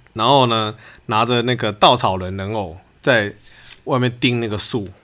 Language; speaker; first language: Chinese; native; Chinese